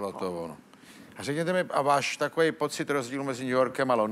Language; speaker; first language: Czech; native; Czech